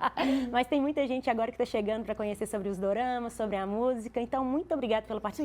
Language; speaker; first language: Portuguese; native; Portuguese